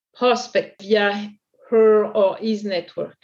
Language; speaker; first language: English; non-native, fluent; French